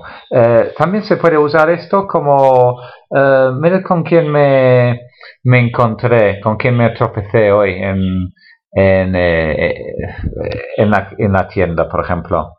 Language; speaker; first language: Spanish; non-native, fluent; English